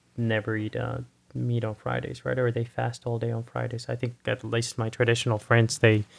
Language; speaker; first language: English; non-native, fluent; Spanish